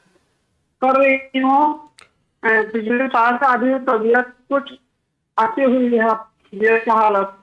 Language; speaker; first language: Hindi; non-native, learner; Bangla